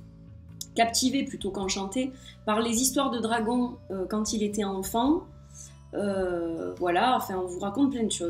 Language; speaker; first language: French; native; French